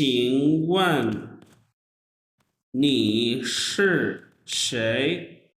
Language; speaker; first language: Chinese; non-native, fluent; Urdu